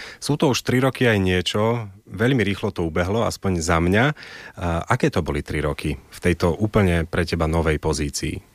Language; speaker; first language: Slovak; native; Slovak